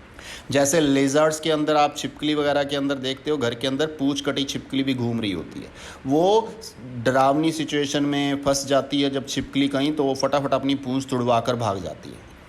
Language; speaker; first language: Hindi; native; Hindi